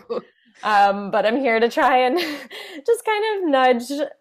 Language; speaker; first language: English; native; English